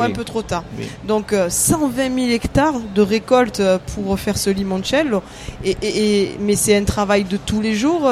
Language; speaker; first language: French; native; French